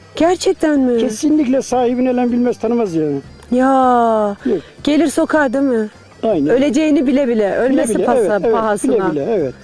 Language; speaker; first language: Turkish; native; Turkish